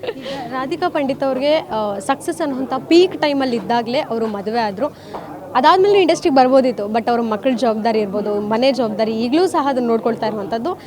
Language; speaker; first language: Kannada; native; Kannada